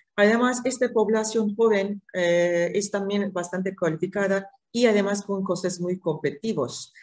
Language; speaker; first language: Spanish; non-native, fluent; Turkish